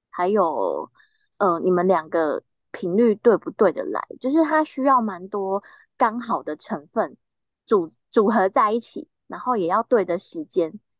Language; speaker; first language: Chinese; native; Chinese